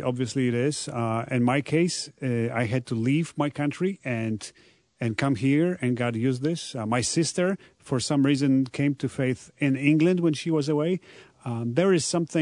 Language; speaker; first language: English; non-native, fluent; Polish